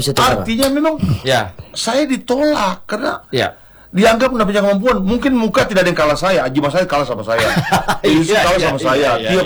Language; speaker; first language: Indonesian; native; Indonesian